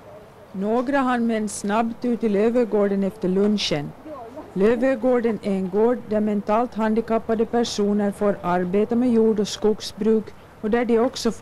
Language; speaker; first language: Swedish; native; Swedish